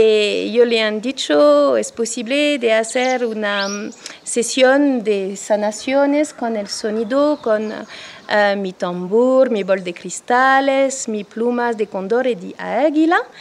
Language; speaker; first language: Spanish; non-native, learner; French